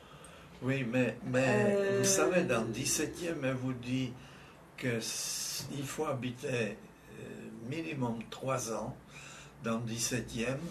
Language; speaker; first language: French; non-native, fluent; Czech